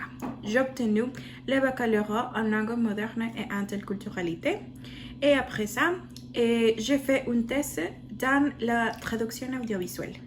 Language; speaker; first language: French; non-native, learner; Spanish